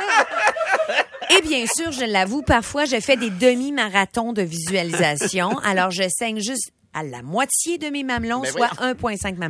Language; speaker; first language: French; native; French